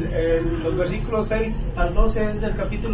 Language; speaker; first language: Spanish; native; Spanish